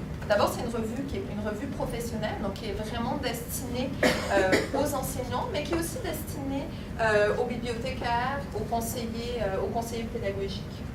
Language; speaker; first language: French; native; French